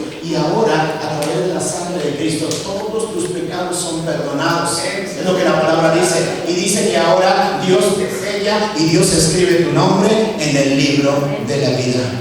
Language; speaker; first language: Spanish; native; Spanish